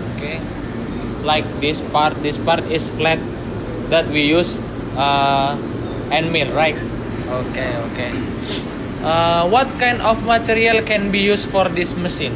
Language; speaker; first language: English; non-native, learner; Indonesian